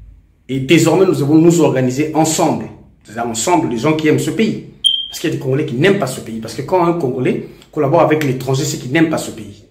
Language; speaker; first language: French; non-native, local second language; Lingala